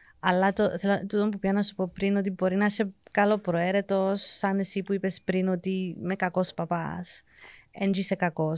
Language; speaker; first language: Greek; early bilingual, heritage; English